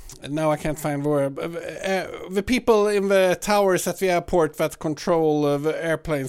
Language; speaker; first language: English; non-native, fluent; Swedish